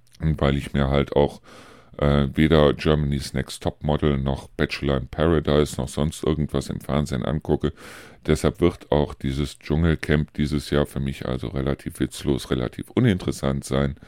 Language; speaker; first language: German; native; German